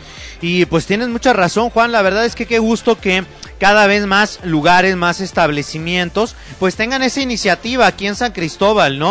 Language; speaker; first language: Spanish; native; Spanish